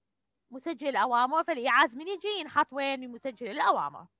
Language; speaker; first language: Arabic; native; Arabic